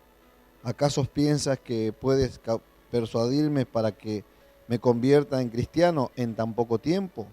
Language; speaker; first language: Spanish; native; Spanish